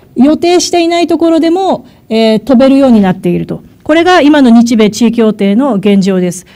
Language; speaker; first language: Japanese; native; Japanese